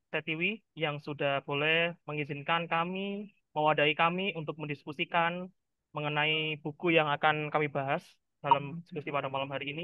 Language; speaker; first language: Indonesian; native; Indonesian